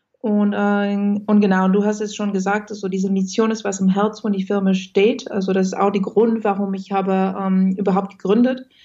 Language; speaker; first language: German; non-native, fluent; French